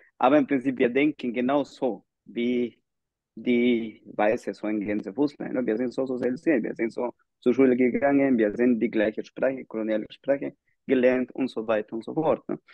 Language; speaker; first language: German; non-native, fluent; Spanish